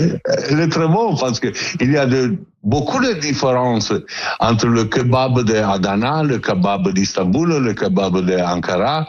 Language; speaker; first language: French; non-native, learner; Italian